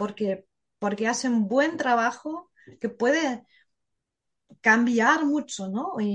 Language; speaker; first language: Spanish; non-native, fluent; German